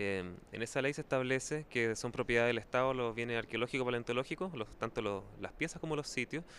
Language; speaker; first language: Spanish; native; Spanish